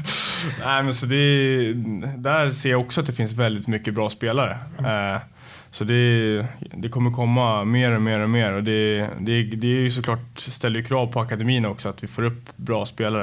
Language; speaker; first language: Swedish; native; Swedish